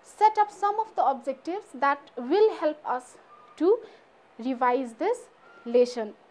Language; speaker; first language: English; non-native, local second language; Nepali